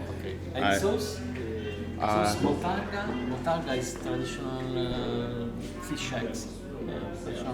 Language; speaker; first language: English; non-native, learner; Italian